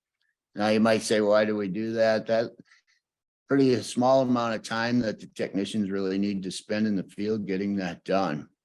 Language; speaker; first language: English; native; English